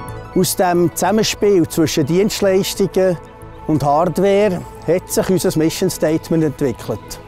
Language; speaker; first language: German; native; German